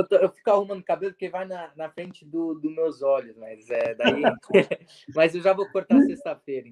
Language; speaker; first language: Portuguese; early bilingual, heritage; Portuguese